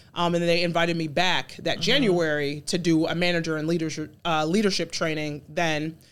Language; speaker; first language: English; early bilingual, other home language; Akan